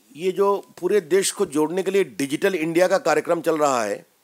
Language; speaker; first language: Hindi; native; Hindi